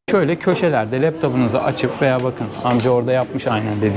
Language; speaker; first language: Turkish; native; Turkish